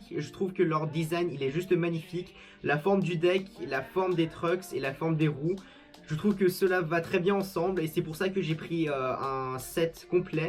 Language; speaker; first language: French; native; French